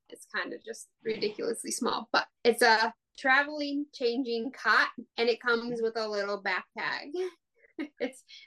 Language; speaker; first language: English; native; English